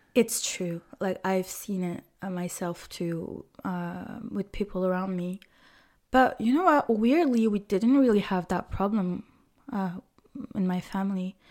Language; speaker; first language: English; non-native, fluent; French